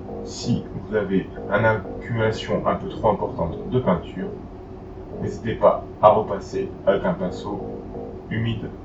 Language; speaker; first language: French; native; French